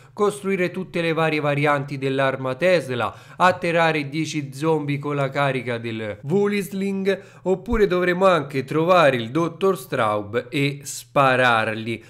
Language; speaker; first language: Italian; native; Italian